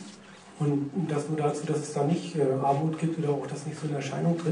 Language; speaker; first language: German; native; German